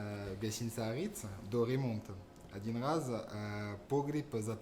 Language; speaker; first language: Russian; non-native, fluent; French